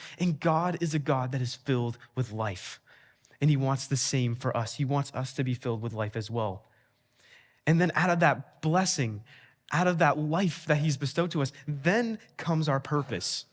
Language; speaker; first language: English; native; English